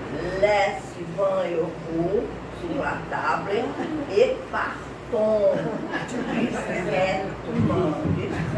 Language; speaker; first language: French; non-native, learner; Portuguese